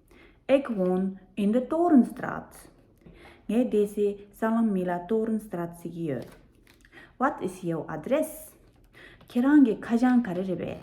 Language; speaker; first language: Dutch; non-native, learner; Tibetan